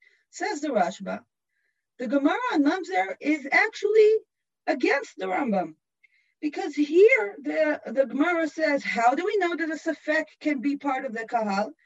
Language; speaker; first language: English; non-native, fluent; Hebrew